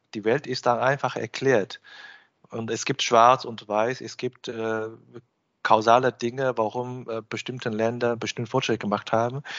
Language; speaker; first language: German; non-native, fluent; Chinese